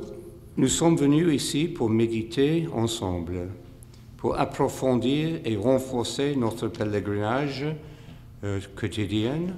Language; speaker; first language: French; non-native, fluent; English